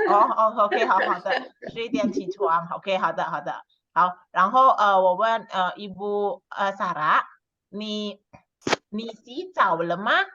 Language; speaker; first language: Chinese; non-native, fluent; Indonesian